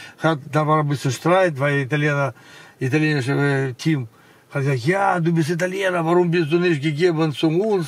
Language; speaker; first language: German; non-native, learner; Russian